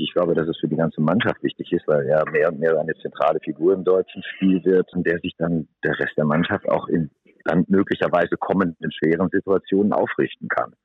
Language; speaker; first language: German; native; German